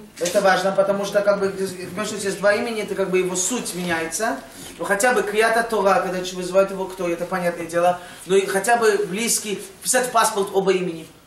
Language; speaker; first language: Russian; early bilingual, heritage; Russian